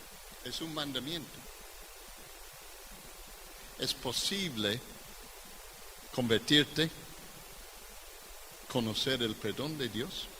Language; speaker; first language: Spanish; non-native, fluent; English